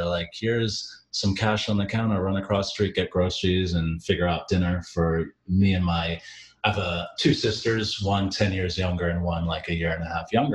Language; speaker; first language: English; early bilingual, other home language; Jamaican Creole English